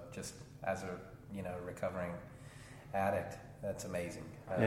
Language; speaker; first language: English; native; English